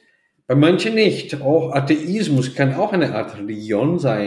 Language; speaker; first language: German; non-native, fluent; Portuguese